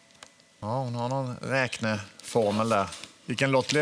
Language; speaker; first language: Swedish; native; Swedish